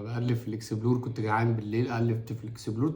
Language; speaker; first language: Arabic; native; Arabic